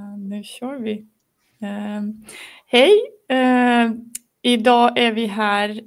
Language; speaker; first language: Swedish; non-native, fluent; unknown